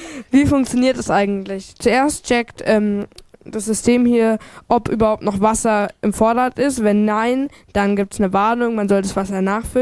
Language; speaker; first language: German; native; German